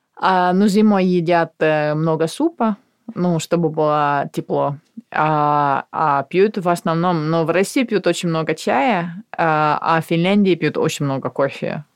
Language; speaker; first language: Russian; non-native, fluent; Finnish